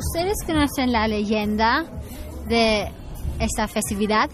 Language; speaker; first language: Spanish; non-native, learner; German